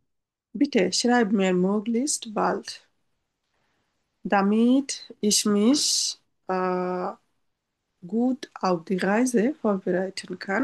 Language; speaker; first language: German; non-native, learner; Bangla